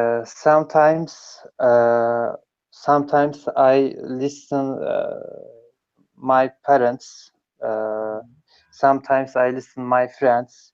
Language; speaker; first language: English; non-native, learner; Turkish